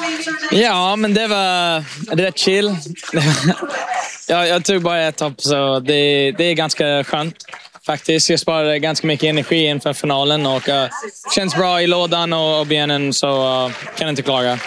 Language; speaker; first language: Swedish; early bilingual, heritage; English